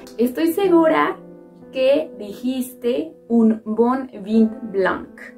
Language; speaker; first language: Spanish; native; Spanish